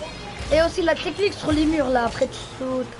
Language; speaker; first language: French; native; French